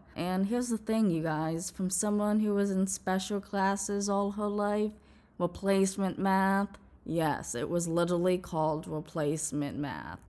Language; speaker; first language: English; native; English